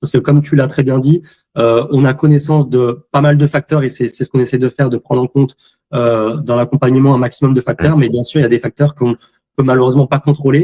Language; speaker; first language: French; native; French